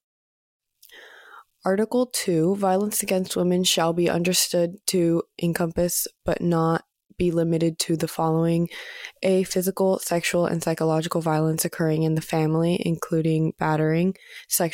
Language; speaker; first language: English; native; English